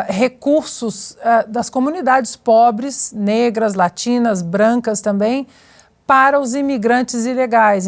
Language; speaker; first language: Portuguese; native; Portuguese